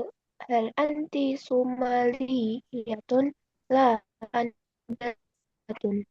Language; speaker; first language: Arabic; non-native, learner; Indonesian